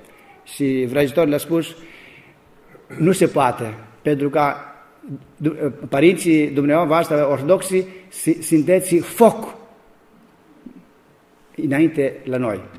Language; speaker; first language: Romanian; non-native, learner; Greek